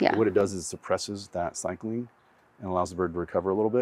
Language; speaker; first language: English; native; English